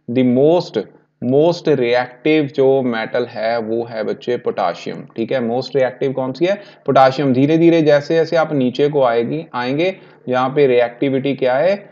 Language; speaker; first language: Hindi; non-native, local second language; Punjabi